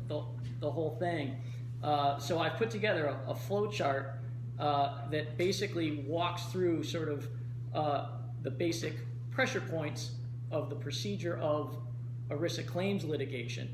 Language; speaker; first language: English; native; English